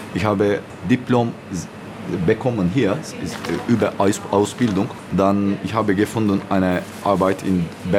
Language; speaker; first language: German; non-native, learner; Turkish